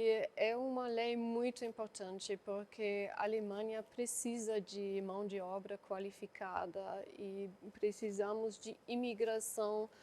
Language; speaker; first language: Portuguese; non-native, fluent; German